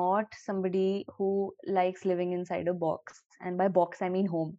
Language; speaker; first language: English; non-native, local second language; Hindi